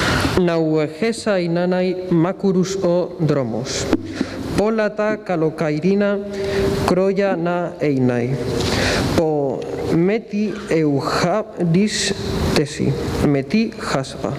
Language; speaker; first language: Greek; non-native, learner; Spanish